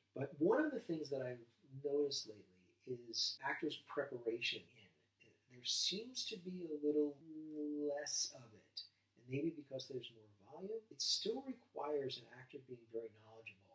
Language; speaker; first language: English; native; English